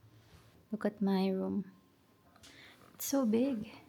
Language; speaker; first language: English; non-native, local second language; Filipino